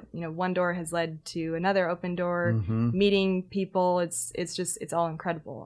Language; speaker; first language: English; native; English